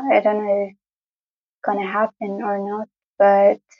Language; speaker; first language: English; non-native, fluent; Persian